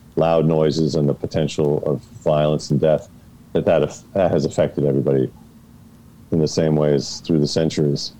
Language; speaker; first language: English; native; English